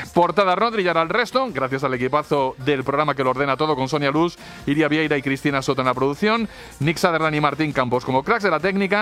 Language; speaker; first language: Spanish; native; Spanish